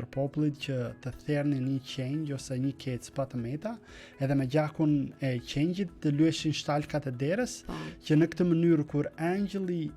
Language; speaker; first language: Albanian; native; Albanian